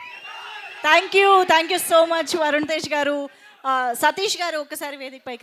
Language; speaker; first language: Telugu; native; Telugu